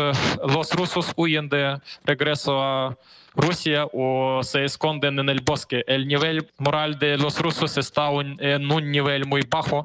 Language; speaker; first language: Spanish; non-native, fluent; Ukrainian